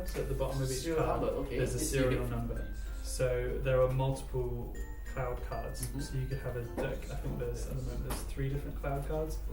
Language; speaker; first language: English; native; English